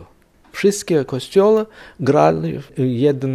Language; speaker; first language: Polish; non-native, learner; Lithuanian